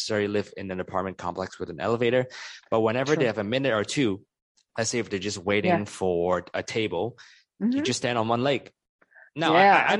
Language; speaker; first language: English; non-native, local second language; Cantonese